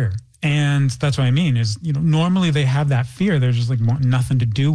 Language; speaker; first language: English; native; English